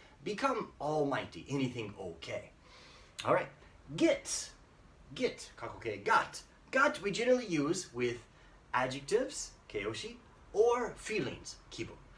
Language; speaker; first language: English; native; English